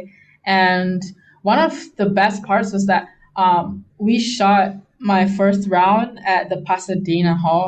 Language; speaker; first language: English; non-native, local second language; Chinese